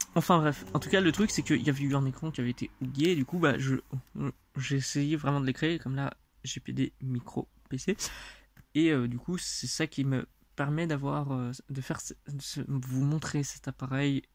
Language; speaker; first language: French; non-native, fluent; Russian